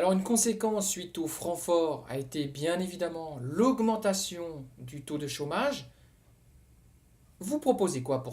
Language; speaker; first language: French; native; French